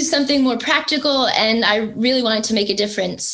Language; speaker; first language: English; native; English